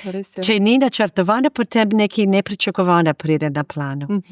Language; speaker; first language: Slovenian; non-native, fluent; English